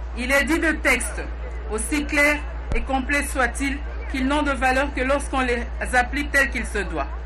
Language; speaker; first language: French; non-native, local second language; Lingala